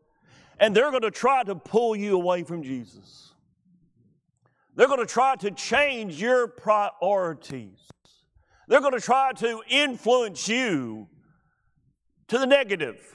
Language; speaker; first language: English; native; English